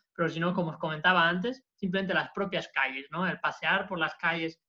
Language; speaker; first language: Spanish; native; Spanish